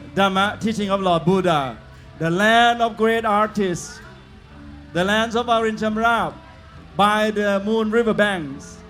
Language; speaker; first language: English; non-native, fluent; Thai